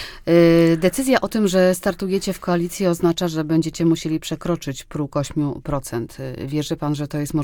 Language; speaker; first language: Polish; native; Polish